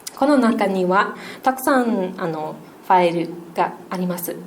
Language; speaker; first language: Japanese; non-native, learner; English